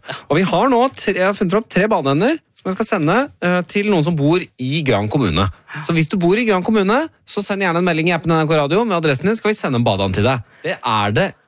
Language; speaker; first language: Norwegian; native; Norwegian